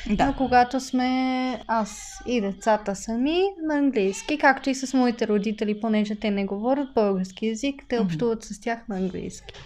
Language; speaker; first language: Bulgarian; early bilingual, other home language; English